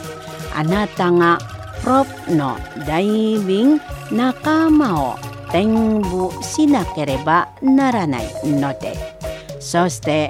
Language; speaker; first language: Japanese; non-native, fluent; Indonesian